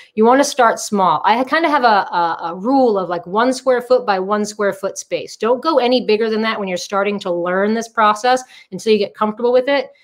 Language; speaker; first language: English; native; English